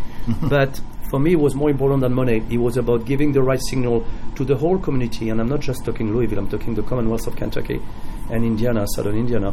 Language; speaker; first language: English; non-native, fluent; French